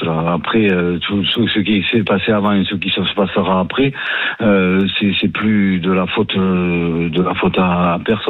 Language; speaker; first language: French; native; French